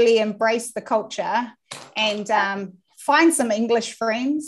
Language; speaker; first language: English; native; English